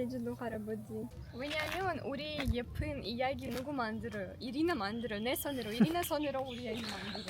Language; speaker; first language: Korean; non-native, learner; Russian